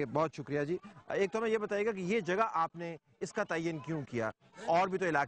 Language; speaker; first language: Urdu; native; Urdu